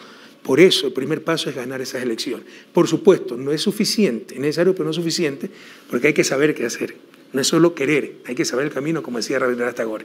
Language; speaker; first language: Spanish; native; Spanish